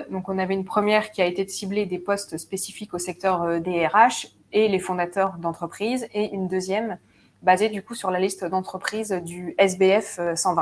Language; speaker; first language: French; native; French